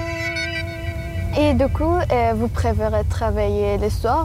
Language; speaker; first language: French; non-native, fluent; Persian